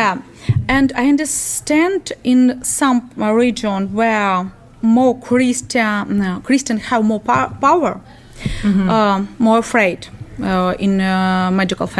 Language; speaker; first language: English; non-native, learner; Ukrainian